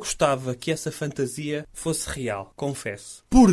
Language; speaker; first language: Portuguese; native; Portuguese